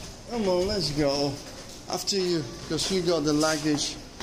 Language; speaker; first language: English; non-native, fluent; Polish